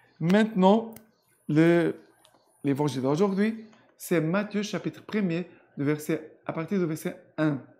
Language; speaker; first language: French; non-native, fluent; Portuguese